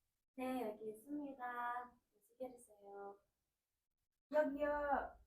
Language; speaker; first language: Korean; non-native, learner; Indonesian